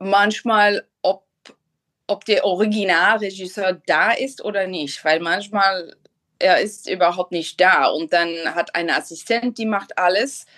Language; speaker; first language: German; non-native, fluent; English